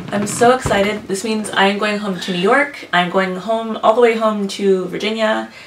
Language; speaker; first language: English; native; English